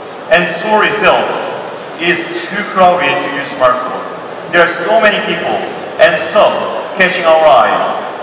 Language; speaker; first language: English; non-native, fluent; Korean